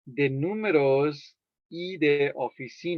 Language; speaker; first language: Spanish; non-native, fluent; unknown